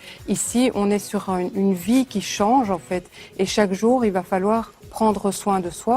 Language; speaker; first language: French; native; French